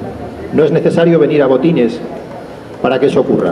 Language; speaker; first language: Spanish; native; Spanish